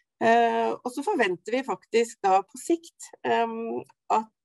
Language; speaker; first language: Norwegian; native; Norwegian